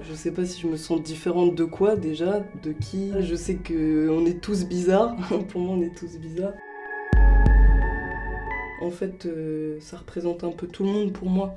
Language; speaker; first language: French; native; French